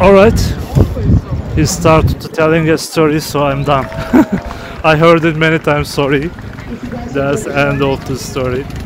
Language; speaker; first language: English; non-native, fluent; Turkish